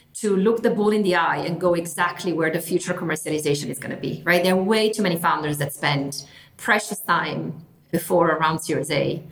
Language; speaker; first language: English; non-native, fluent; Italian